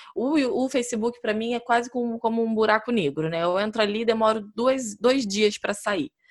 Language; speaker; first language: Portuguese; native; Portuguese